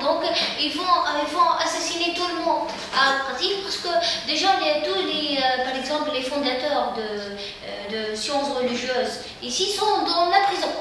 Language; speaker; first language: French; non-native, learner; Arabic